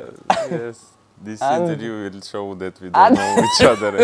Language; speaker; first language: English; non-native, fluent; Russian